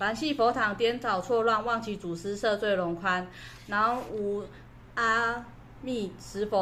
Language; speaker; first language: Chinese; native; Chinese